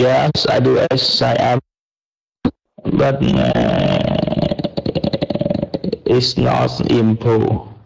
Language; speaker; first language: English; non-native, learner; Vietnamese